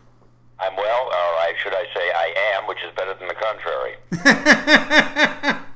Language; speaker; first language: English; native; English